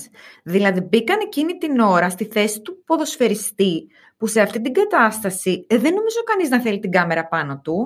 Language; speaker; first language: Greek; native; Greek